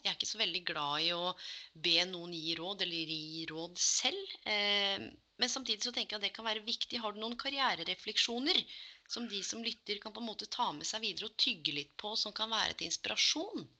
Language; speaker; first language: Norwegian; native; Norwegian